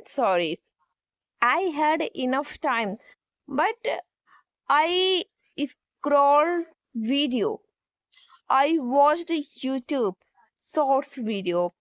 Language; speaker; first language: English; non-native, learner; Hindi